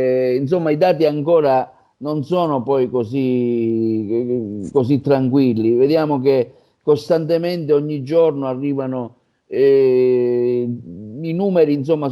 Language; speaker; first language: Italian; native; Italian